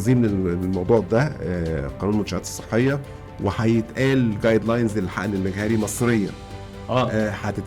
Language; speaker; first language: Arabic; native; Arabic